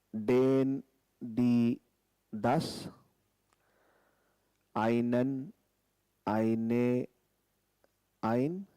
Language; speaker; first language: German; non-native, fluent; Hindi